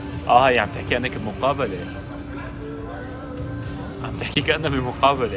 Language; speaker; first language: Arabic; native; Arabic